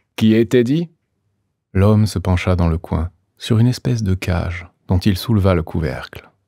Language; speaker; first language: French; native; French